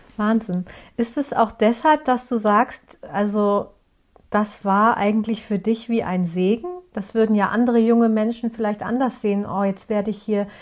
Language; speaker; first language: German; early bilingual, other home language; Turkish